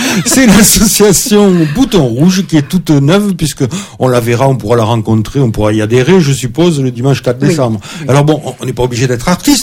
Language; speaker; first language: French; native; French